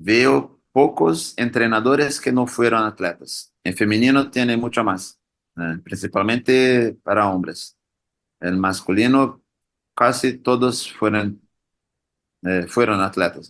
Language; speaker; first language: Spanish; non-native, learner; Portuguese